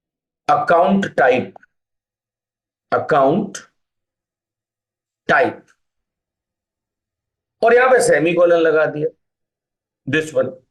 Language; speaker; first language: Hindi; native; Hindi